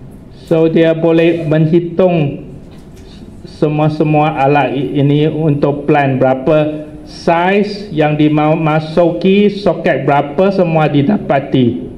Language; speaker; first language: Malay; non-native, local second language; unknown